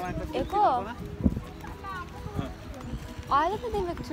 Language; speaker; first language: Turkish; early bilingual, heritage; English